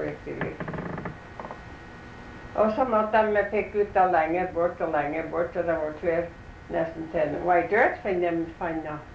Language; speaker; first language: Norwegian; early bilingual, heritage; Norwegian